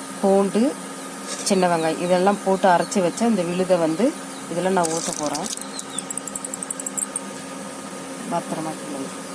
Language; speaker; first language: Tamil; native; Tamil